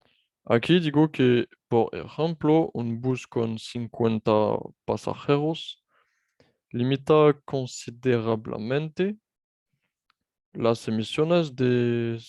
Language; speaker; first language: Spanish; non-native, fluent; French